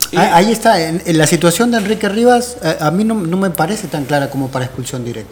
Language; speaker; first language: Spanish; native; Spanish